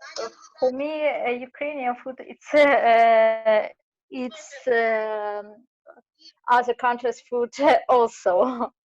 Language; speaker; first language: English; non-native, learner; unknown